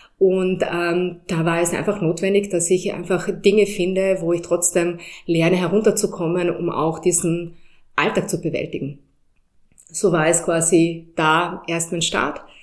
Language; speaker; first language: German; early bilingual, heritage; German